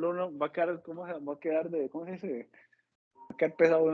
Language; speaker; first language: Spanish; native; Spanish